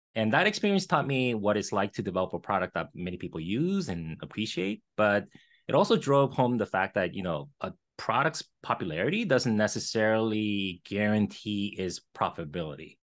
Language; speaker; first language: English; early bilingual, other home language; Korean